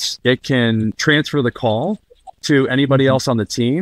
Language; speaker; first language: English; native; English